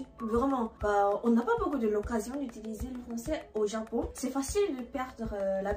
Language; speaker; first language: French; non-native, learner; Japanese